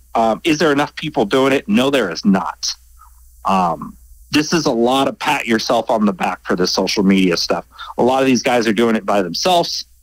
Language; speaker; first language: English; native; English